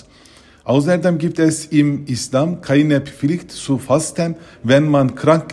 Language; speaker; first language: German; non-native, fluent; Turkish